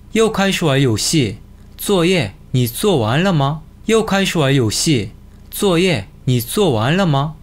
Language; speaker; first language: Chinese; non-native, fluent; Korean